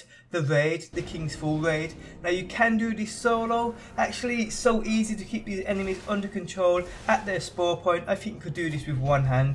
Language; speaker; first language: English; native; English